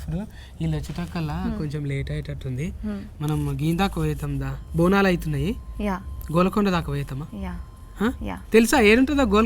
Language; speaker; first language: Telugu; native; Telugu